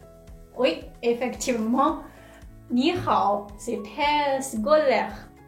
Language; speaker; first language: French; non-native, fluent; Chinese